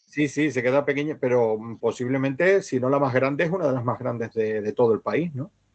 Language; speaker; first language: Spanish; native; Spanish